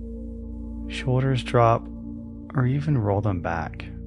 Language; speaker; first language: English; native; English